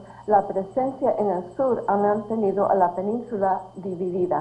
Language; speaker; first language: Spanish; early bilingual, heritage; Spanish